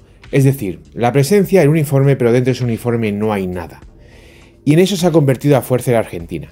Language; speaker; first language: Spanish; native; Spanish